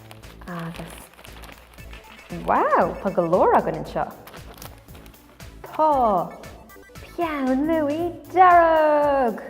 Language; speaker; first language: Irish; non-native, local second language; English